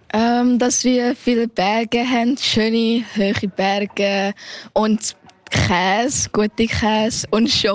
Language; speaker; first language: German; early bilingual, heritage; German